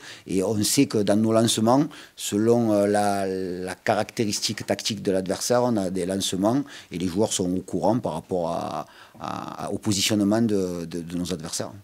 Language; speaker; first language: French; native; French